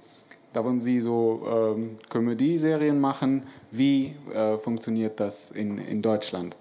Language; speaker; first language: German; non-native, fluent; Arabic